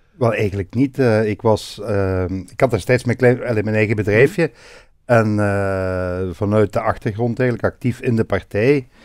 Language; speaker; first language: Dutch; native; Dutch